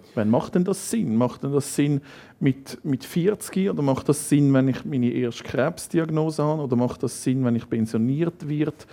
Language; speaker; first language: German; native; German